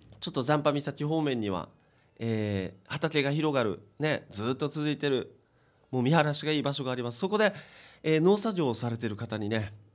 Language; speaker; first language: Japanese; native; Japanese